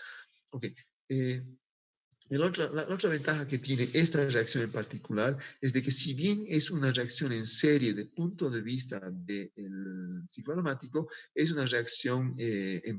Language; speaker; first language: Spanish; native; Spanish